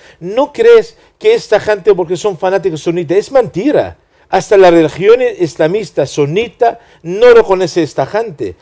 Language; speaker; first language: Spanish; non-native, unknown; Arabic